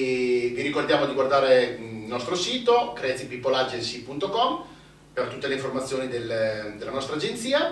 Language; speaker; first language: Italian; native; Italian